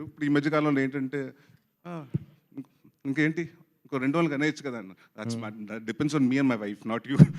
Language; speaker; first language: Telugu; native; Telugu